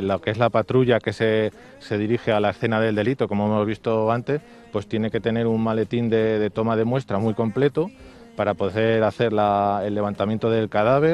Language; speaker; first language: Spanish; native; Spanish